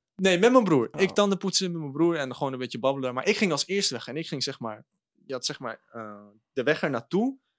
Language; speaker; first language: Dutch; native; Dutch